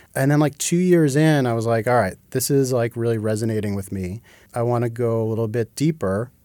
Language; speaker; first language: English; native; English